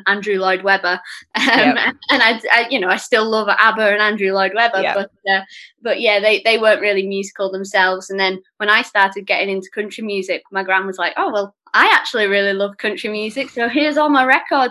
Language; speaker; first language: English; native; English